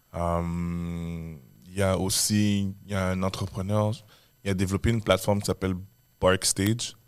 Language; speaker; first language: French; native; French